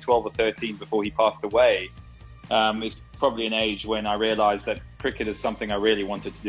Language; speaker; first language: English; native; English